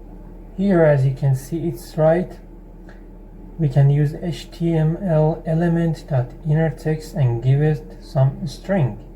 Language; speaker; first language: English; non-native, fluent; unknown